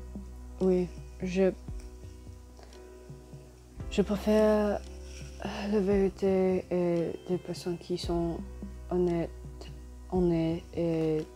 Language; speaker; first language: French; non-native, learner; English